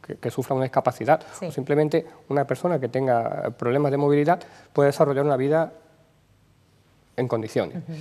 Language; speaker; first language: Spanish; native; Spanish